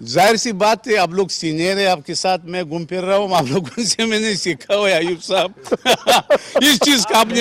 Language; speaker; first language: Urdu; non-native, local second language; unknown